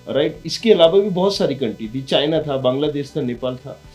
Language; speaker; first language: Hindi; native; Hindi